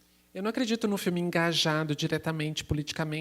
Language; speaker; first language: Portuguese; native; Portuguese